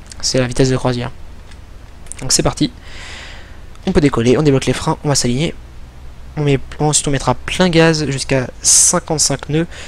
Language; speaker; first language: French; native; French